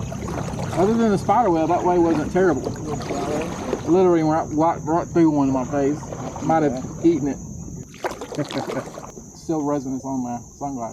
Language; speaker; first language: English; native; English